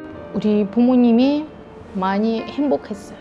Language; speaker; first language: Korean; non-native, fluent; Russian